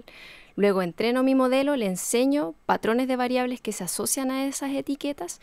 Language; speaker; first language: Spanish; native; Spanish